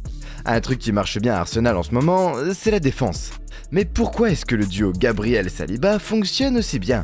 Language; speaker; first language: French; native; French